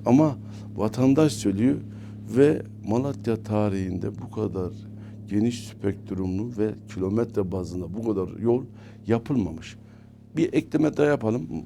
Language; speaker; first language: Turkish; native; Turkish